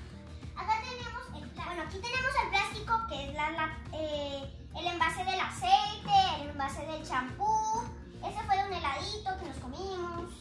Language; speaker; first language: Spanish; native; Spanish